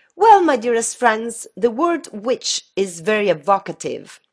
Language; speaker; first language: English; non-native, fluent; Italian